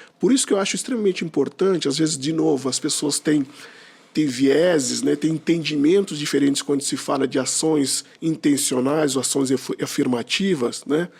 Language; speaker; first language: Portuguese; non-native, local second language; Kabuverdianu